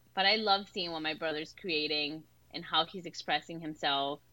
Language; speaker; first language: English; early bilingual, other home language; Spanish